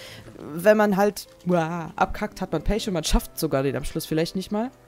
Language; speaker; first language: German; native; German